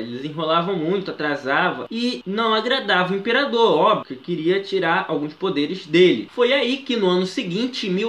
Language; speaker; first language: Portuguese; native; Portuguese